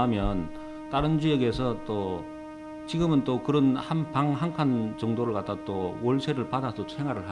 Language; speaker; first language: Korean; native; Korean